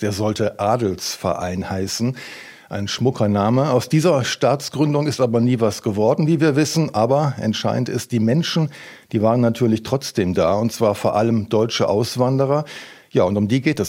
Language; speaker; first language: German; native; German